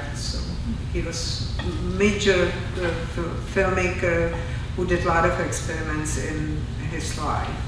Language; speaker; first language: English; non-native, fluent; Czech